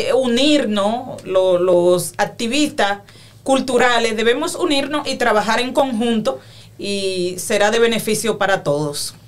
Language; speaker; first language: Spanish; native; Spanish